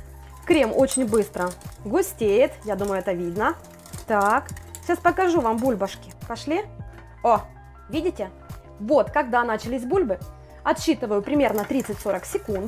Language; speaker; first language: Russian; native; Russian